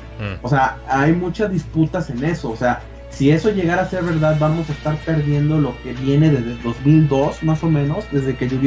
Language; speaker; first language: Spanish; native; Spanish